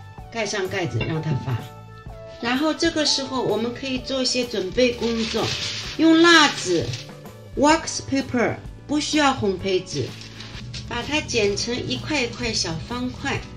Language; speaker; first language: Chinese; native; Chinese